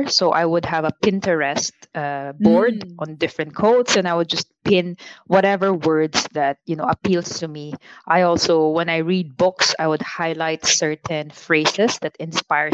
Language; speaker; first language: English; non-native, local second language; Filipino